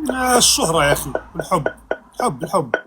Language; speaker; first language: Arabic; native; Arabic